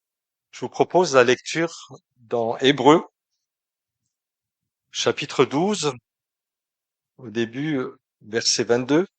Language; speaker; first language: French; native; French